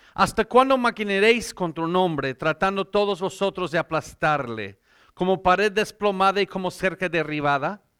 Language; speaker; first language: Spanish; non-native, fluent; English